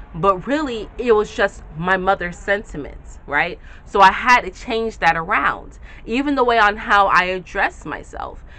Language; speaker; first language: English; native; English